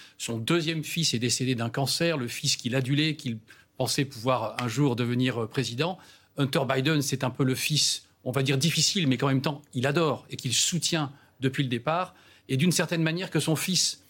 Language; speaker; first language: French; native; French